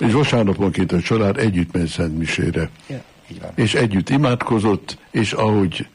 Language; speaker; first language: Hungarian; native; Hungarian